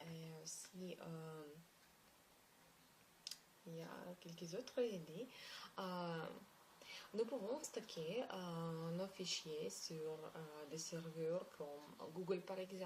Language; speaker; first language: French; non-native, learner; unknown